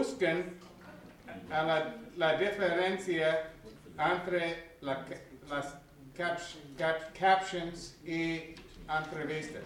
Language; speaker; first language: Spanish; non-native, learner; English